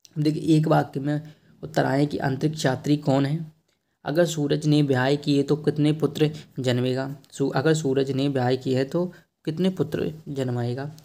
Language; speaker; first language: Hindi; native; Hindi